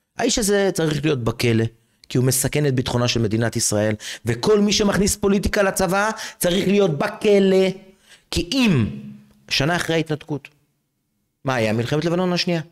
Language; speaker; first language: Hebrew; native; Hebrew